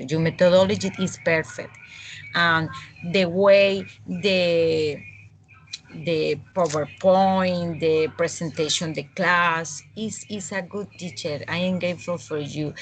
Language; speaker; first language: English; non-native, learner; Spanish